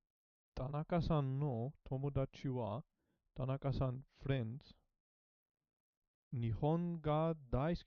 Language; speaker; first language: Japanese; non-native, learner; English